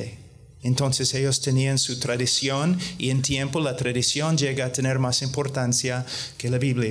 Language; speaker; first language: Spanish; non-native, fluent; English